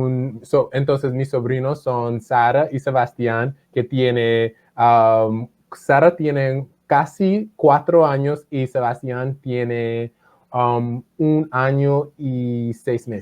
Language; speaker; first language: Spanish; non-native, fluent; English